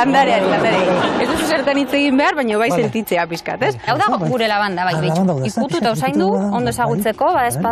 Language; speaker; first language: Basque; non-native, local second language; Spanish